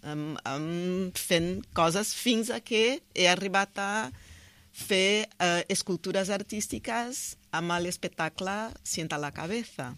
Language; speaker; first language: Catalan; non-native, fluent; Portuguese